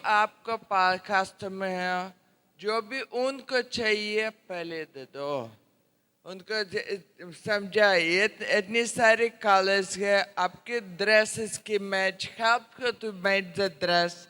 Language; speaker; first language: Hindi; non-native, learner; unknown